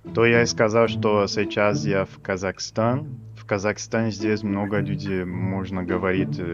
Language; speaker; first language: Russian; non-native, learner; Portuguese